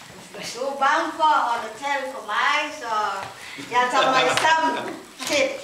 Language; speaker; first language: Danish; non-native, learner; Filipino